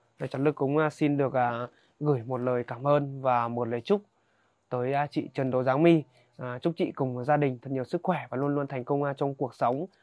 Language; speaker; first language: Vietnamese; non-native, local second language; Hmong